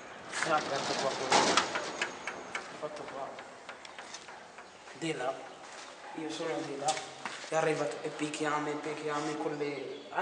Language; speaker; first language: Italian; non-native, learner; Arabic